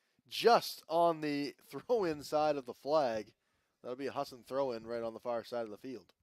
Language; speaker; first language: English; native; English